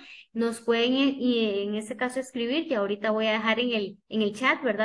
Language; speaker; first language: Spanish; native; Spanish